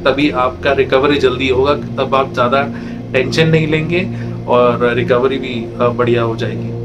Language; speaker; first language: Hindi; non-native, local second language; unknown